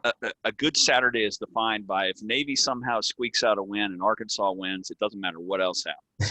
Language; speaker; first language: English; native; English